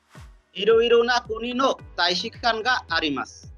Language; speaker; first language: Japanese; non-native, learner; Bangla